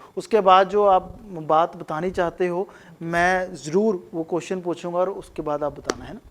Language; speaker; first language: Hindi; non-native, local second language; Punjabi